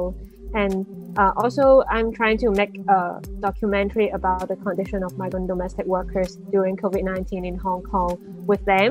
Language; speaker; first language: English; non-native, local second language; Cantonese